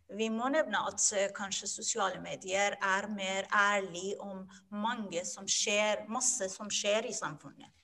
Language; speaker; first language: Norwegian; non-native, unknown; Persian